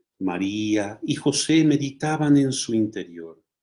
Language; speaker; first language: Spanish; native; Spanish